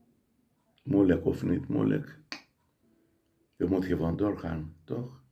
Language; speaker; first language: Dutch; non-native, learner; Greek